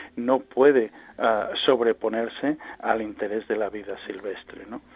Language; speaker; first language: Spanish; native; Spanish